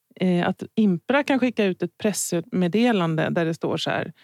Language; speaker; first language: Swedish; native; Swedish